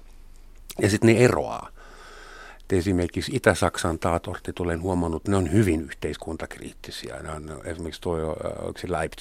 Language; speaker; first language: Finnish; non-native, fluent; German